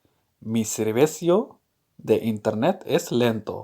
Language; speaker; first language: Spanish; non-native, fluent; Urdu